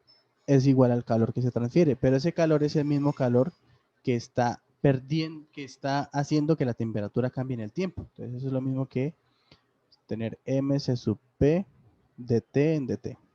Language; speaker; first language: Spanish; native; Spanish